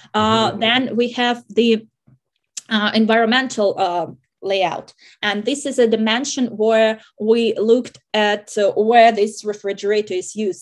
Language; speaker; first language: English; non-native, fluent; Russian